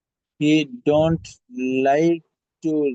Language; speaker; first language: English; non-native, learner; Bangla